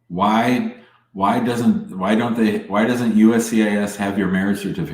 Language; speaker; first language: English; native; English